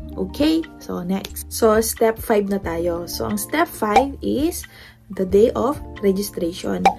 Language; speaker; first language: Filipino; non-native, local second language; Pampanga